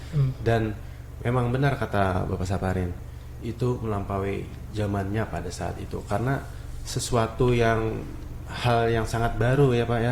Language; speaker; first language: Indonesian; non-native, local second language; Banjar